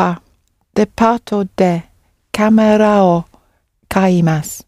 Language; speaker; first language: Japanese; non-native, learner; English